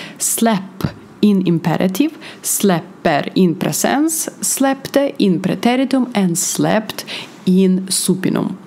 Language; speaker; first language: Swedish; non-native, fluent; Ukrainian